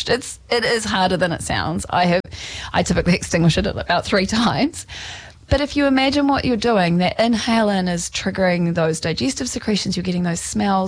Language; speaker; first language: English; native; English